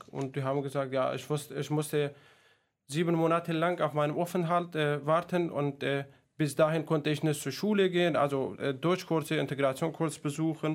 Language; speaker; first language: German; non-native, fluent; Kurdish